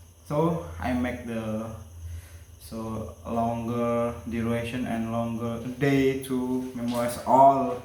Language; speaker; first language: English; non-native, learner; Indonesian